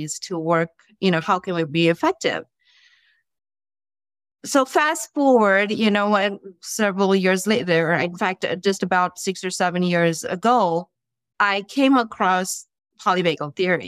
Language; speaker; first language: English; non-native, local second language; Gujarati